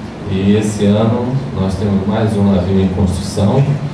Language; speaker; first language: Portuguese; native; Portuguese